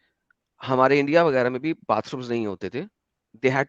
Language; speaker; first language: Hindi; native; Hindi